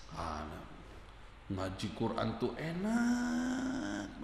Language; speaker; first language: Indonesian; native; Indonesian